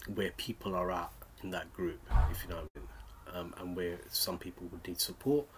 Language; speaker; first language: English; native; English